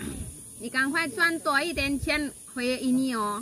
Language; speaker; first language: Chinese; non-native, learner; Indonesian